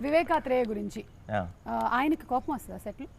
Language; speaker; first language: Telugu; native; Telugu